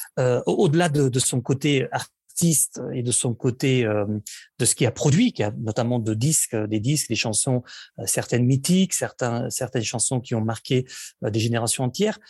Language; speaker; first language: French; non-native, fluent; Catalan